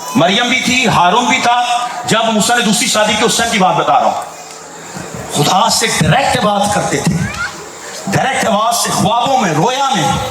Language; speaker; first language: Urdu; non-native, local second language; Punjabi